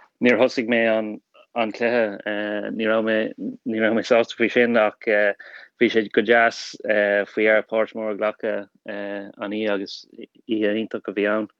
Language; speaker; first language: Irish; non-native, local second language; English